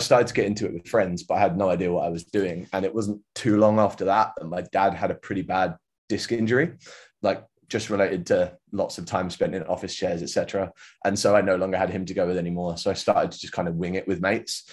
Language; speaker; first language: English; native; English